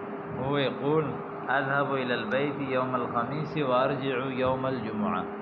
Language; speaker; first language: Arabic; non-native, fluent; Urdu